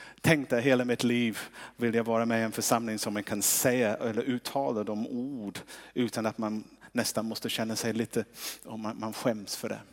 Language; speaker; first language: Swedish; non-native, fluent; English